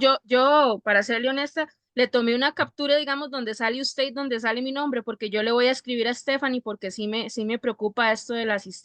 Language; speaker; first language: Spanish; native; Spanish